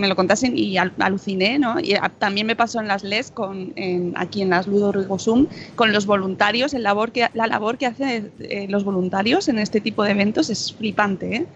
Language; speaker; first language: Spanish; native; Spanish